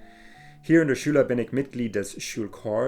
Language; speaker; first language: German; non-native, fluent; English